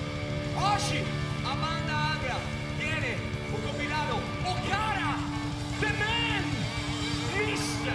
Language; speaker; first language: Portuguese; non-native, learner; Italian